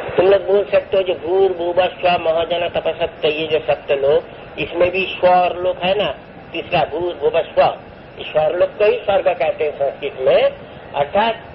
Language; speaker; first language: Hindi; non-native, local second language; Bangla